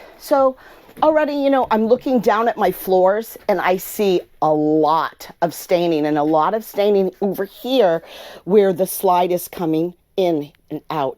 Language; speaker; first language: English; native; English